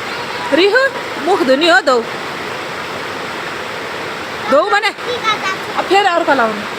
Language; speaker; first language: Nepali; native; Nepali